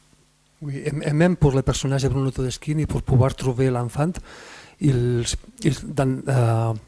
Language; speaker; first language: French; non-native, fluent; Spanish